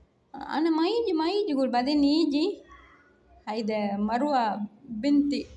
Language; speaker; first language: Arabic; non-native, learner; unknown